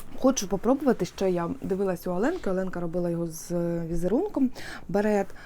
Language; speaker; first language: Ukrainian; non-native, local second language; Russian